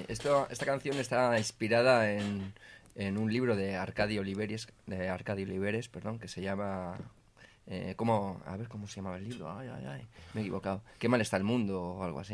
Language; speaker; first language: Spanish; native; Spanish